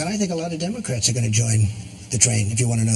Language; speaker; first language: English; native; English